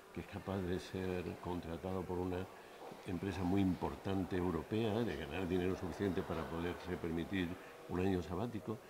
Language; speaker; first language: Spanish; native; Spanish